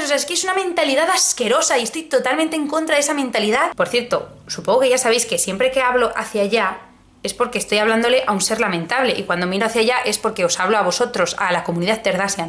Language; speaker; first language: Spanish; native; Spanish